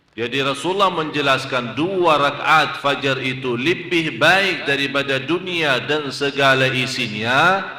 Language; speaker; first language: Malay; non-native, fluent; Arabic